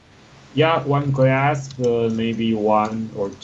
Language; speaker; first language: English; non-native, learner; Chinese